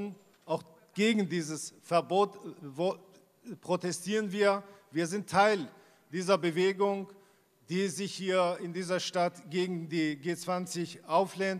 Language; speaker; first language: German; early bilingual, other home language; Kurdish